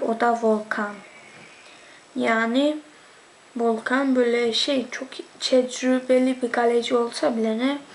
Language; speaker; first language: Turkish; early bilingual, heritage; Turkish